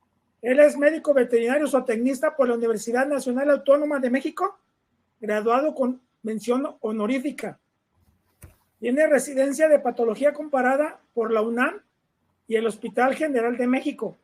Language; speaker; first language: Spanish; native; Spanish